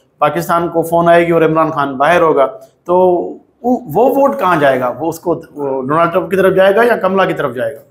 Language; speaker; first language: Urdu; non-native, local second language; Sindhi